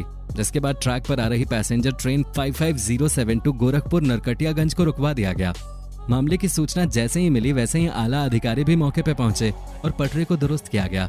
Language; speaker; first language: Hindi; native; Hindi